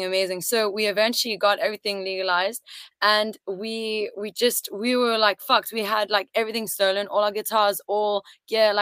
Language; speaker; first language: English; early bilingual, other home language; French